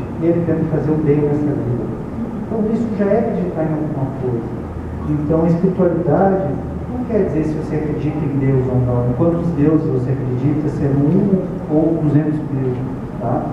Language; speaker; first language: Portuguese; native; Portuguese